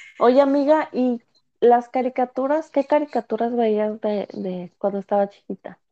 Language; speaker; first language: Spanish; native; Spanish